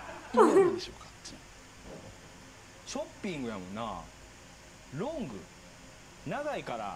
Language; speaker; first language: Japanese; native; Japanese